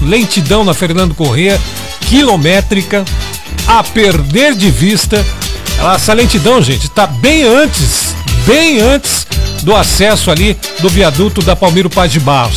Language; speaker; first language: Portuguese; native; Portuguese